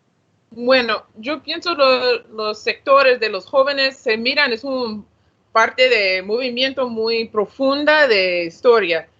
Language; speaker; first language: Spanish; non-native, learner; English